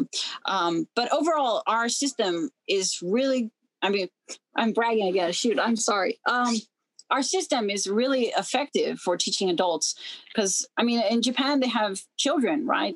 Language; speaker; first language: English; native; English